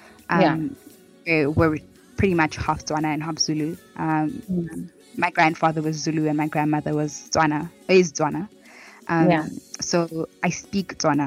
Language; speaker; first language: English; non-native, local second language; Tswana